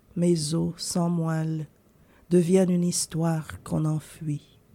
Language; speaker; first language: French; non-native, local second language; Haitian Creole